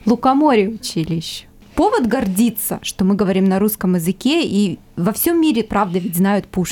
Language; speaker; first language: Russian; native; Russian